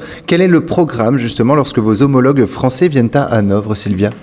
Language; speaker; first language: French; native; French